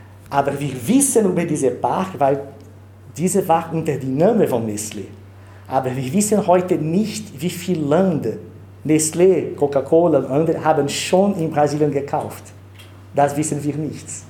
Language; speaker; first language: German; non-native, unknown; Portuguese